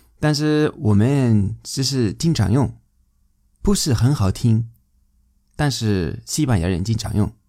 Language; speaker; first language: Chinese; non-native, fluent; Spanish